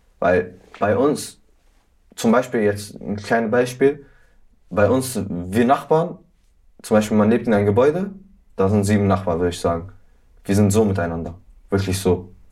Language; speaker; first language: German; early bilingual, other home language; Arabic